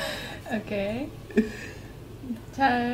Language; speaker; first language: English; non-native, learner; Korean